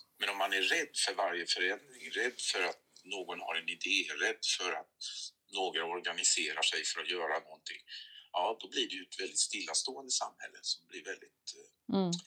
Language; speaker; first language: Swedish; native; Swedish